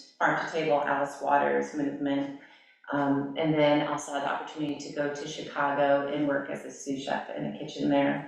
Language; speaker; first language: English; native; English